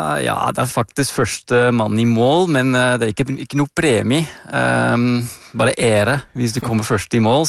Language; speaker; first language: Norwegian; non-native, fluent; Dutch